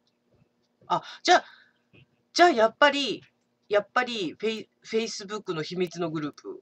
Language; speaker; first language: Japanese; native; Japanese